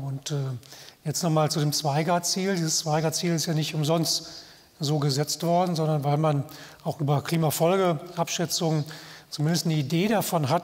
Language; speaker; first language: German; native; German